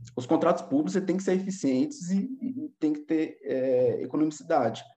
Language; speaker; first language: Portuguese; native; Portuguese